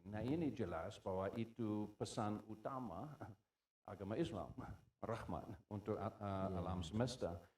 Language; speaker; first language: Indonesian; non-native, fluent; English